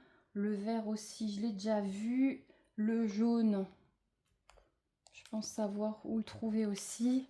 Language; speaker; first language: French; native; French